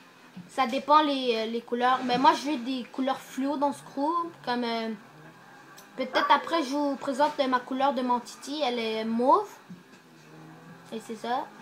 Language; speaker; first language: French; native; French